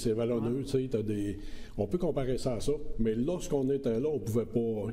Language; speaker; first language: French; native; French